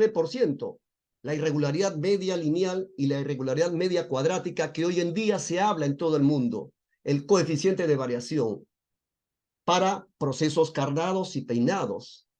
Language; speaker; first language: Spanish; native; Spanish